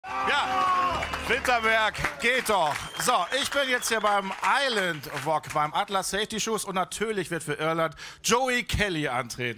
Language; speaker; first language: German; native; German